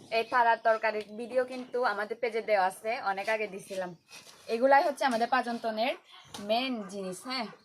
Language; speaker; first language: Bangla; non-native, local second language; Chakma